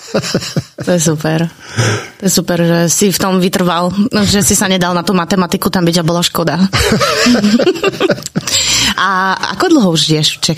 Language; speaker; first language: Slovak; native; Slovak